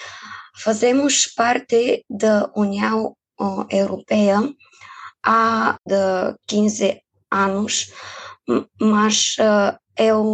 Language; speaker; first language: Portuguese; non-native, fluent; Bulgarian